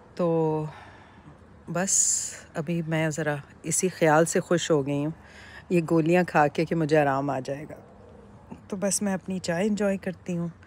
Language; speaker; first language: Urdu; native; Urdu